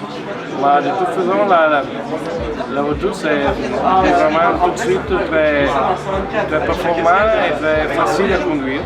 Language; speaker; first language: French; non-native, fluent; Italian